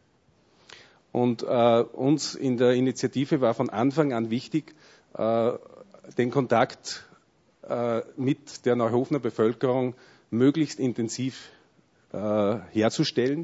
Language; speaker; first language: German; native; German